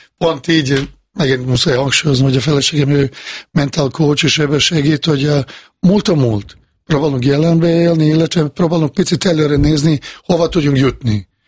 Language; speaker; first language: Hungarian; non-native, fluent; Bosnian